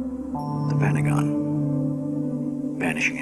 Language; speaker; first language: English; native; English